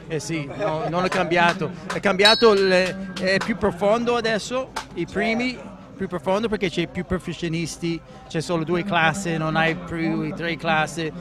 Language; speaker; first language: Italian; non-native, fluent; English